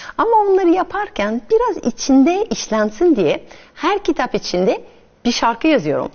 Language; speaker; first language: Turkish; non-native, fluent; French